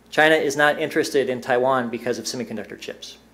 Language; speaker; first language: English; native; English